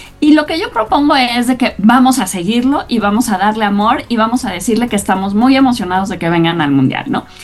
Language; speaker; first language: Spanish; native; Spanish